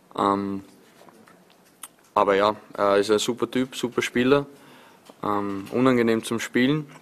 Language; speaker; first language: German; native; German